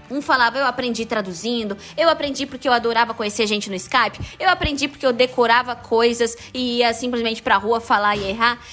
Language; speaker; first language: Portuguese; native; Portuguese